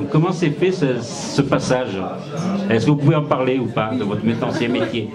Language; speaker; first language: French; native; French